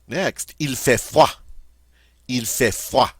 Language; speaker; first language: French; non-native, fluent; English